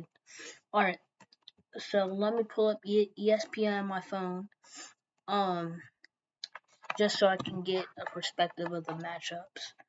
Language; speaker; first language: English; native; English